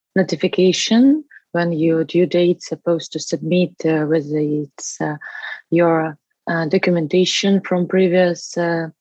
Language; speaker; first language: English; non-native, learner; Russian